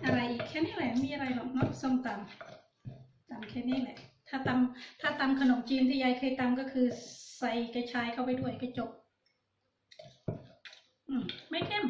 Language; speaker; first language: Thai; non-native, local second language; Northeastern Thai